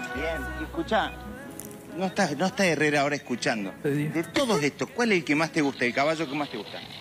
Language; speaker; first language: Spanish; native; Spanish